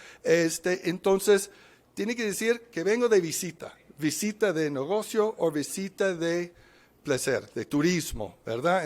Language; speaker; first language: Spanish; non-native, fluent; English